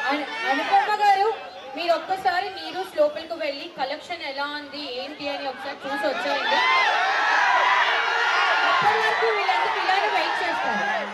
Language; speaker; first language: Telugu; native; Telugu